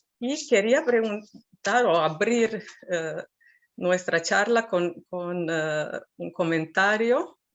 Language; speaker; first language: Spanish; non-native, fluent; Serbian